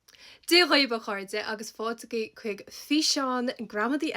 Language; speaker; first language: Irish; non-native, local second language; English